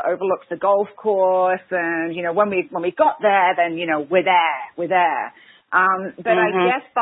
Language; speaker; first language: English; native; English